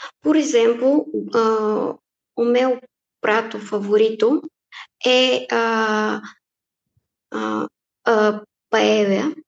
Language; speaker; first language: Portuguese; non-native, fluent; Bulgarian